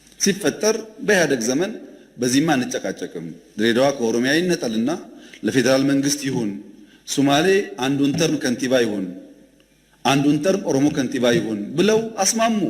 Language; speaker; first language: Amharic; non-native, local second language; Oromo